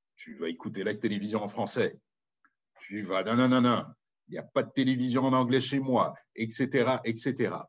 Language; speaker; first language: French; native; French